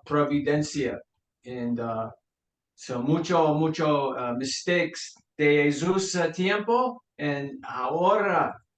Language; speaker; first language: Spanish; non-native, learner; English